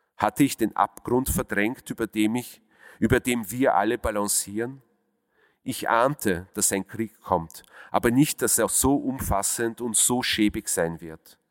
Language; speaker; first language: German; early bilingual, other home language; Russian